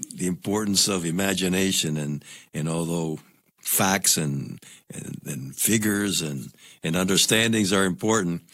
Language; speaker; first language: English; non-native, local second language; Spanish